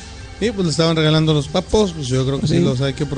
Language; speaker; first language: Spanish; native; Spanish